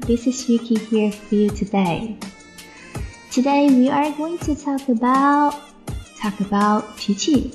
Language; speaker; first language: English; non-native, fluent; Chinese